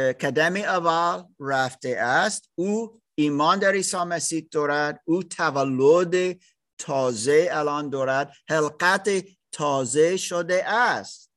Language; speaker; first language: Persian; non-native, learner; English